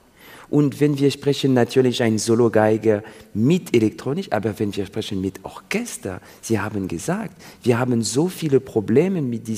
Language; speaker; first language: German; non-native, learner; French